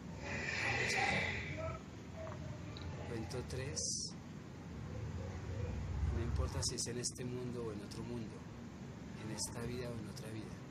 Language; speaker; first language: Spanish; native; Spanish